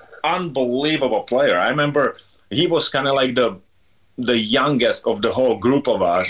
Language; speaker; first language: English; non-native, fluent; Czech